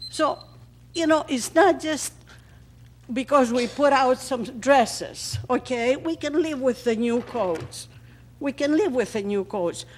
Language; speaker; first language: English; non-native, fluent; Greek